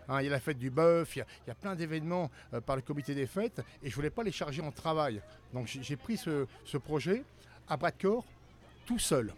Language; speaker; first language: French; native; French